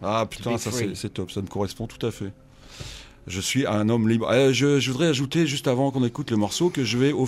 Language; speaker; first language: French; native; French